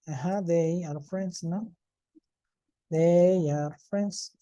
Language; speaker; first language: English; non-native, fluent; Spanish